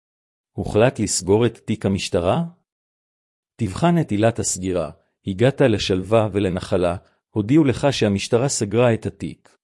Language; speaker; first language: Hebrew; native; Hebrew